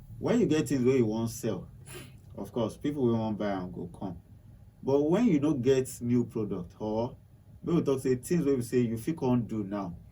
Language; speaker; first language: Nigerian Pidgin; non-native, local second language; Yoruba